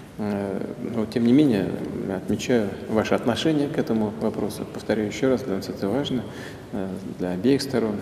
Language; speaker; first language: Russian; native; Russian